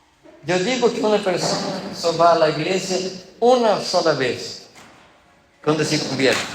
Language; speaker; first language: Spanish; non-native, fluent; Portuguese